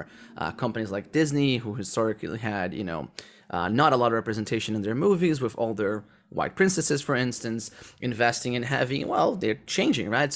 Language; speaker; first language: English; non-native, fluent; Portuguese